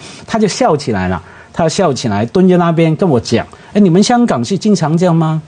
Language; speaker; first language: Chinese; non-native, local second language; Cantonese